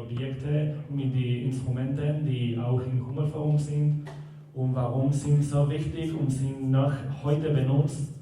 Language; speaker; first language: German; non-native, learner; Spanish